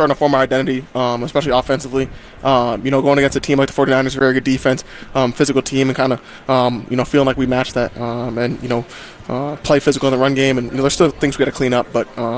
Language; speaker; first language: English; native; English